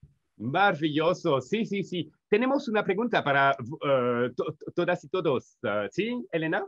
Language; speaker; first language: Spanish; non-native, learner; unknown